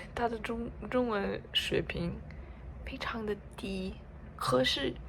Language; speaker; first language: Chinese; non-native, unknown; English